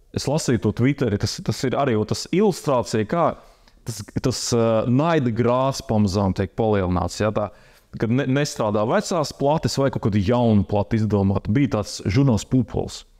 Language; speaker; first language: Latvian; non-native, local second language; Russian